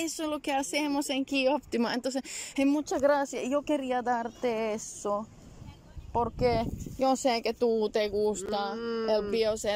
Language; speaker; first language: Spanish; non-native, learner; Finnish